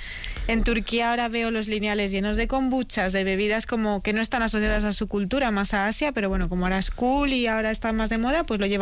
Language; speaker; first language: Spanish; native; Spanish